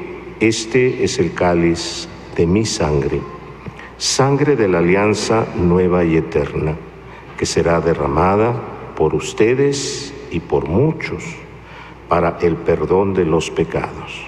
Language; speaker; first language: Spanish; native; Spanish